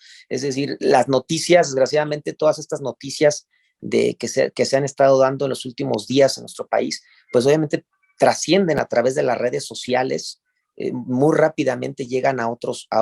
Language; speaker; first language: Spanish; native; Spanish